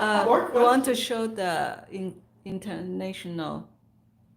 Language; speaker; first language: English; non-native, fluent; Chinese